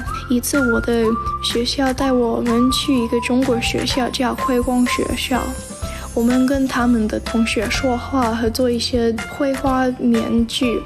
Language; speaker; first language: Chinese; non-native, learner; English